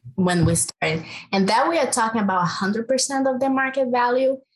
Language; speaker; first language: English; non-native, fluent; Portuguese